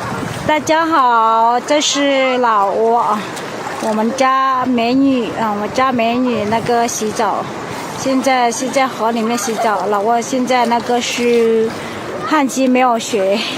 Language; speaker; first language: Chinese; non-native, fluent; Hmong